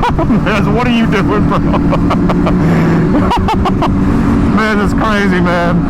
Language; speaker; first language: English; native; English